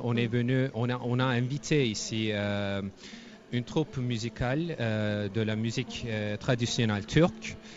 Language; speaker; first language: French; non-native, fluent; Turkish